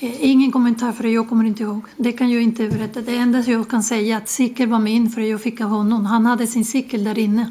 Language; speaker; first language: Swedish; non-native, learner; Spanish